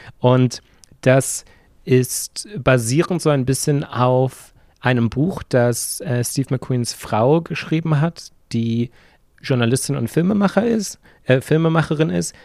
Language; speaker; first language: German; native; German